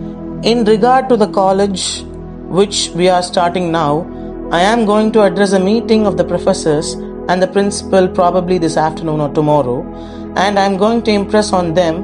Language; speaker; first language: English; non-native, local second language; Tamil